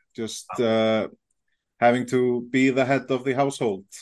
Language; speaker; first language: English; non-native, fluent; Icelandic